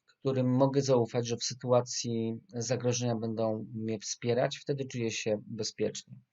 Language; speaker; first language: Polish; native; Polish